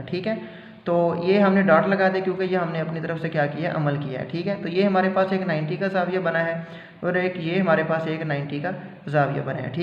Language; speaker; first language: Urdu; non-native, local second language; Punjabi